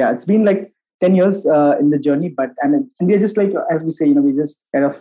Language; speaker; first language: English; non-native, local second language; Hindi